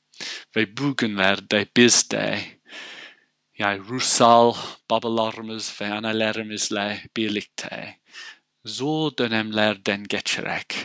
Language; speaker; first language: Turkish; non-native, fluent; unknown